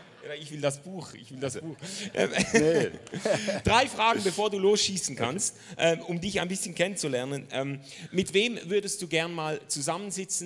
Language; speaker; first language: German; native; German